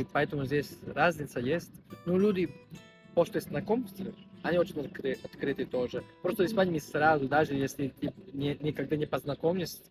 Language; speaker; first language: Russian; non-native, learner; Spanish